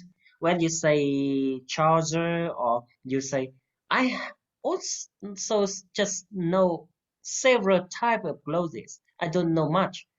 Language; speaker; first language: English; non-native, fluent; Vietnamese